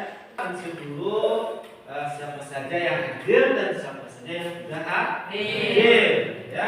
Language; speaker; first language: Indonesian; native; Indonesian